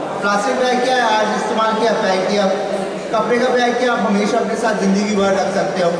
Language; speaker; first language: Hindi; native; Hindi